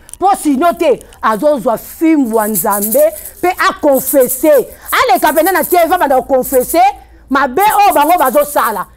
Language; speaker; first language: Lingala; non-native, local second language; Kongo